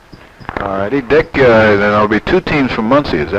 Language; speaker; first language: English; native; English